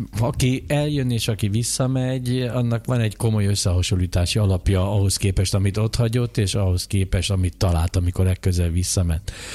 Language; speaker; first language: Hungarian; native; Hungarian